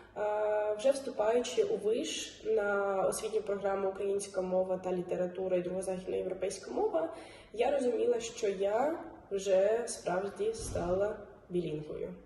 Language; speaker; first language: Ukrainian; non-native, local second language; Russian